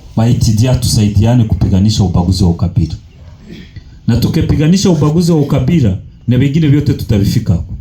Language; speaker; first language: Swahili; native; Swahili